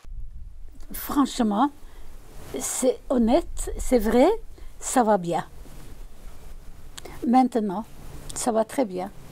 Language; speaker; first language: French; non-native, fluent; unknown